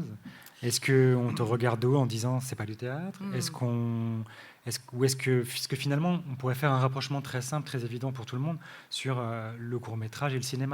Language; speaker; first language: French; native; French